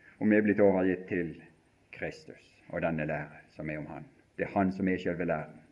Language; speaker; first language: Norwegian; native; Norwegian